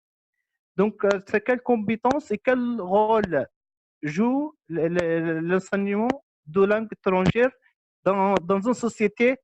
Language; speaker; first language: French; non-native, local second language; Arabic